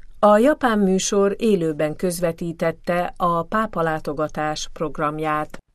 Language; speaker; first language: Hungarian; native; Hungarian